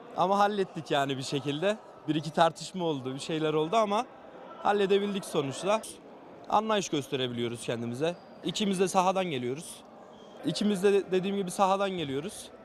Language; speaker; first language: Turkish; native; Turkish